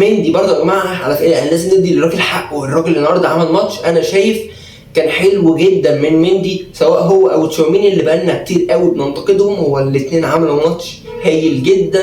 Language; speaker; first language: Arabic; native; Arabic